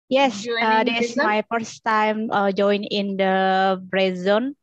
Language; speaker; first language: English; non-native, learner; Indonesian